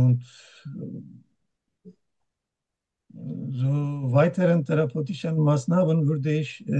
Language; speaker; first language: German; non-native, learner; Turkish